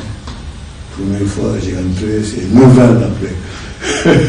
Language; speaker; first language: French; non-native, learner; Japanese